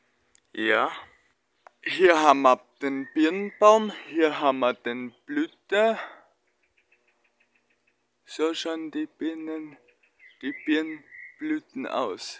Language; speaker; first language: German; non-native, learner; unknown